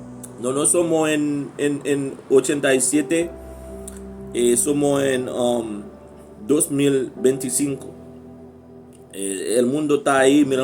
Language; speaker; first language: Spanish; non-native, learner; Haitian Creole